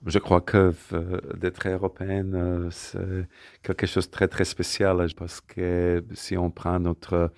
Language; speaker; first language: French; non-native, fluent; Slovak